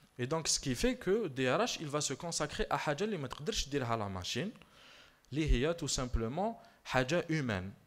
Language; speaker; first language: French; non-native, local second language; Arabic